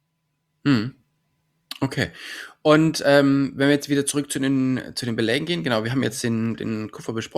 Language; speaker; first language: German; native; German